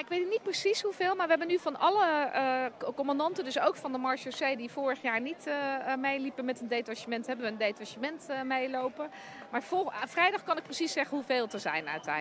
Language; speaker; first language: Dutch; native; Dutch